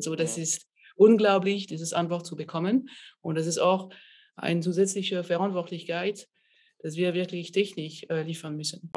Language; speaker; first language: German; non-native, fluent; French